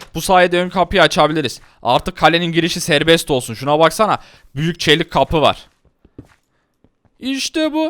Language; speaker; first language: Turkish; native; Turkish